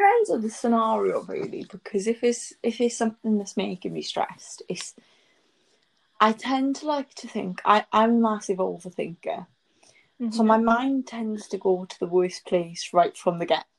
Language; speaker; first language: English; native; English